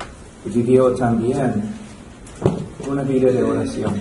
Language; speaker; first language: Spanish; non-native, fluent; English